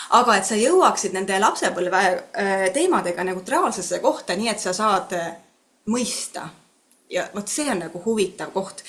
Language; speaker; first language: Estonian; native; Estonian